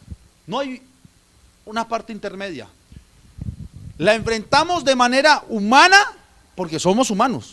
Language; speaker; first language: Spanish; native; Spanish